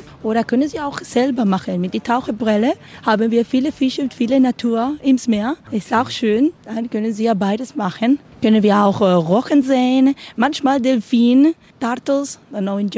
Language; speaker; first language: German; non-native, learner; Spanish